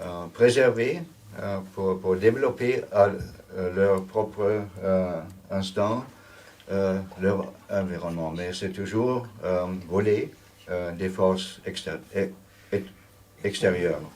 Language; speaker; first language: French; non-native, learner; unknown